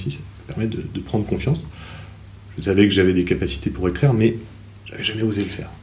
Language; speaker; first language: French; native; French